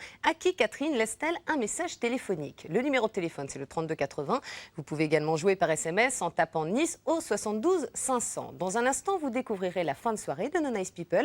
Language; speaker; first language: French; native; French